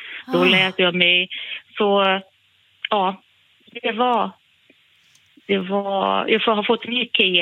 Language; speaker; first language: Swedish; non-native, fluent; Portuguese